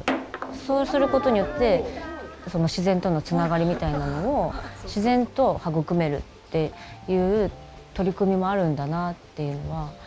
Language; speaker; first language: Japanese; native; Japanese